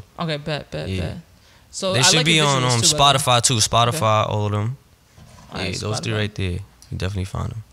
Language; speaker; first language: English; native; English